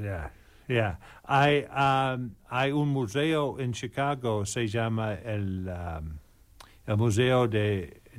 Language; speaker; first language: Spanish; non-native, learner; English